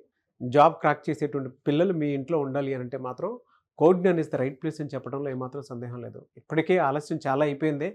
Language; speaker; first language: Telugu; native; Telugu